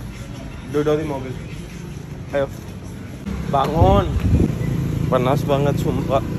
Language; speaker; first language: Indonesian; non-native, fluent; Urdu